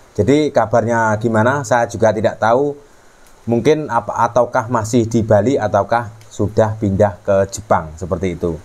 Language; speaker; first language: Indonesian; native; Indonesian